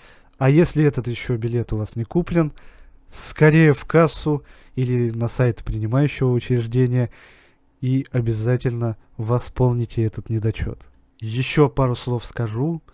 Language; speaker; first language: Russian; native; Russian